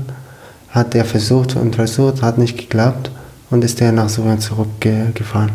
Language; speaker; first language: German; non-native, learner; Arabic